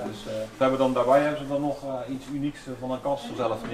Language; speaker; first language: Dutch; native; Dutch